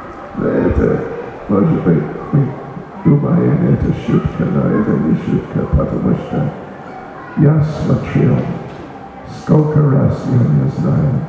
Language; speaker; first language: Russian; non-native, learner; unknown